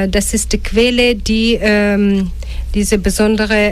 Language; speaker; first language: German; non-native, fluent; Russian